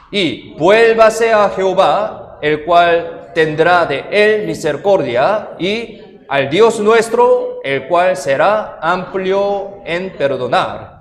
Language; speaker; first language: Spanish; non-native, fluent; Korean